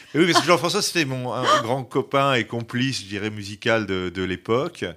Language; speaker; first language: French; native; French